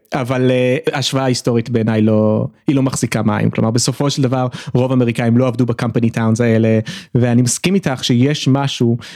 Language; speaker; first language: Hebrew; early bilingual, other home language; English